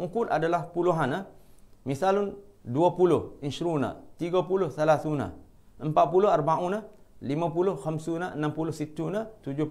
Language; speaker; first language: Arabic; non-native, fluent; Malay